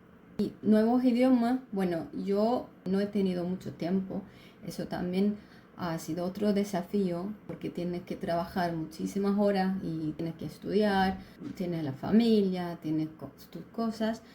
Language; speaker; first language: Spanish; non-native, fluent; Turkish